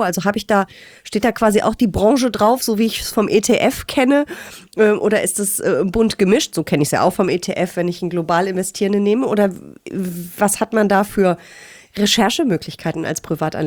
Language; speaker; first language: German; native; German